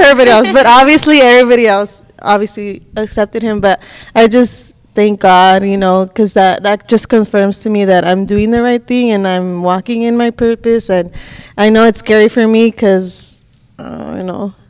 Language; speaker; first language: English; early bilingual, other home language; Spanish